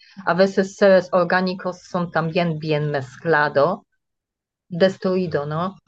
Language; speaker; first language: Spanish; non-native, fluent; Polish